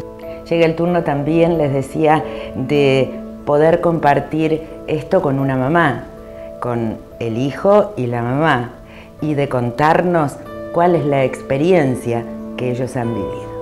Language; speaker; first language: Spanish; native; Spanish